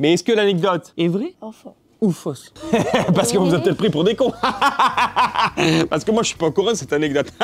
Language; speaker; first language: French; native; French